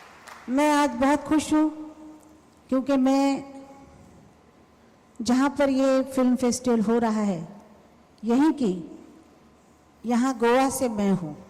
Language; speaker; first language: Hindi; non-native, local second language; Marathi